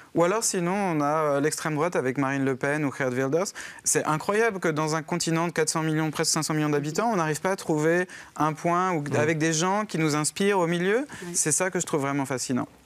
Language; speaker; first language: French; native; French